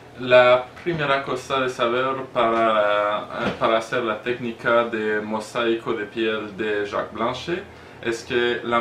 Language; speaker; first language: Spanish; non-native, learner; French